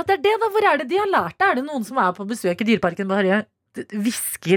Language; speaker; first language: Norwegian; native; Norwegian